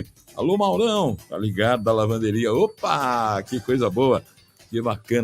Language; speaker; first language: Portuguese; native; Portuguese